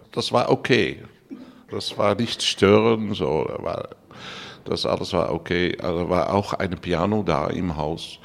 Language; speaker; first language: German; non-native, learner; Dutch